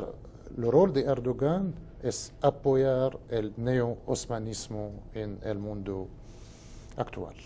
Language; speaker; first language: Spanish; non-native, fluent; Arabic